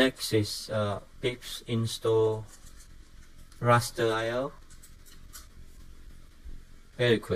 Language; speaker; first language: English; non-native, fluent; Vietnamese